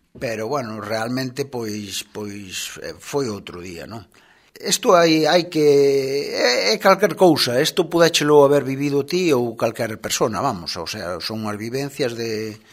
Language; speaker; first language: Galician; native; Galician